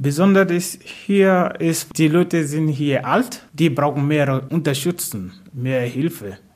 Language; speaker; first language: German; non-native, learner; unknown